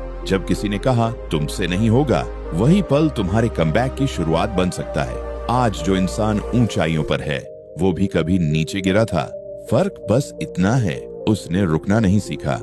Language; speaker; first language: Hindi; native; Hindi